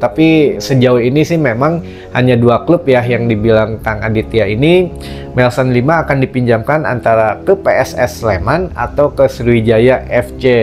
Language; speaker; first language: Indonesian; native; Indonesian